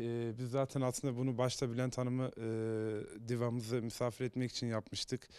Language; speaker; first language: Turkish; native; Turkish